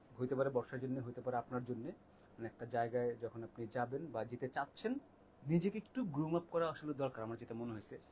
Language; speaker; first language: Bangla; native; Bangla